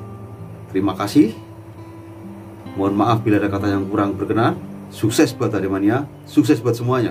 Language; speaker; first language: Indonesian; native; Indonesian